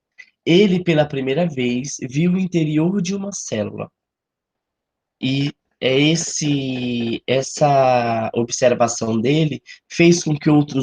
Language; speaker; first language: Portuguese; native; Portuguese